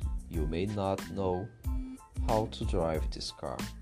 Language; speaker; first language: English; non-native, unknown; Portuguese